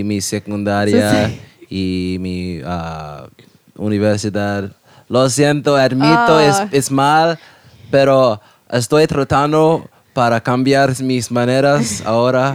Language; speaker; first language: Spanish; non-native, learner; English